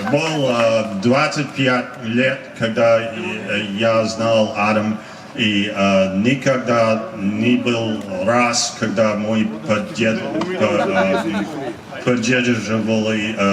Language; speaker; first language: Russian; non-native, learner; English